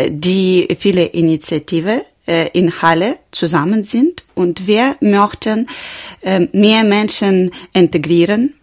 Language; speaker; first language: German; non-native, learner; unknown